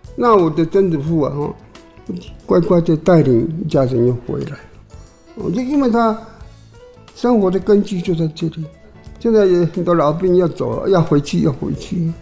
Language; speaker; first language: Chinese; non-native, local second language; Hakka Chinese